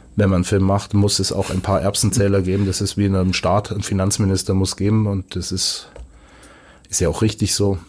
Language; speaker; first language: German; native; German